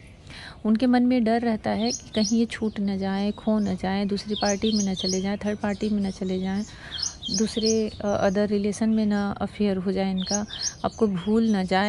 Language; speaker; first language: Hindi; native; Hindi